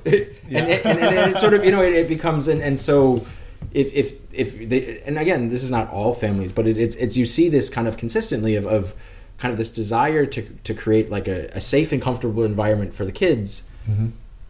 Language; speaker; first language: English; native; English